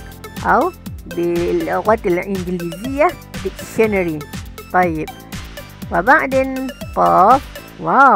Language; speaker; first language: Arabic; non-native, fluent; Malay